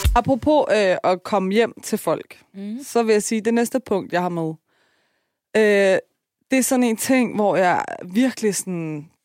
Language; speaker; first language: Danish; early bilingual, other home language; Persian